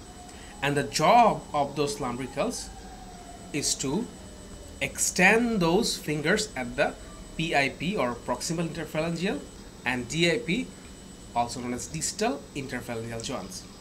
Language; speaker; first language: English; non-native, local second language; Bangla